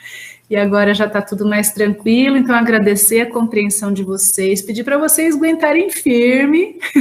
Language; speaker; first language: Portuguese; native; Portuguese